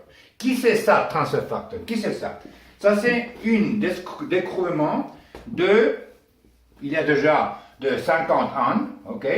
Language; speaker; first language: French; non-native, learner; Spanish